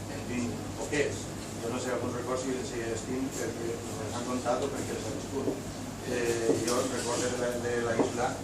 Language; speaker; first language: Catalan; non-native, local second language; Spanish